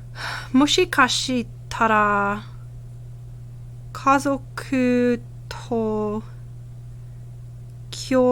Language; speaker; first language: Japanese; non-native, learner; English